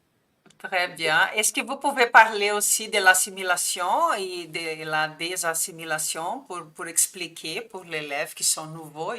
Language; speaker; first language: French; non-native, fluent; Portuguese